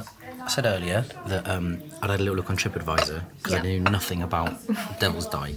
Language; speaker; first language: English; native; English